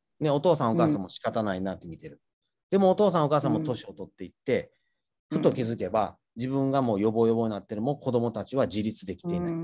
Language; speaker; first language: Japanese; native; Japanese